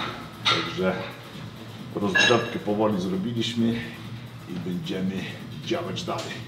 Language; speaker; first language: Polish; non-native, fluent; Lithuanian